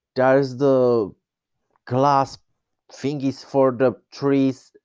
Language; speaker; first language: English; non-native, fluent; Czech